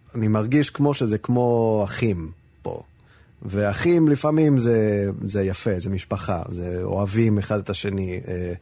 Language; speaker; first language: Hebrew; non-native, fluent; Spanish